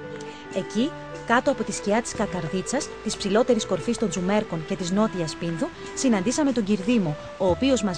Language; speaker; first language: Greek; native; Greek